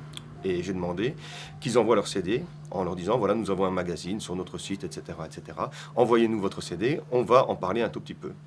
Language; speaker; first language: French; native; French